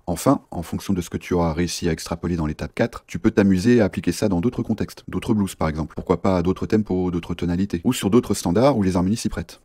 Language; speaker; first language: French; native; French